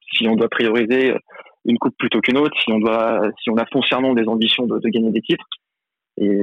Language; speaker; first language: French; native; French